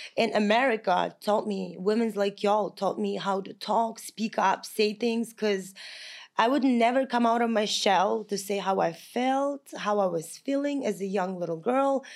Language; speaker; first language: English; non-native, fluent; Kazakh